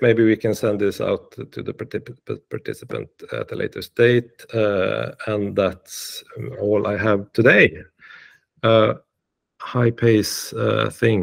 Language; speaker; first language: English; non-native, fluent; Swedish